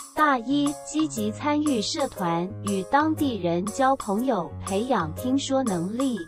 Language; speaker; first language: Chinese; non-native, fluent; Vietnamese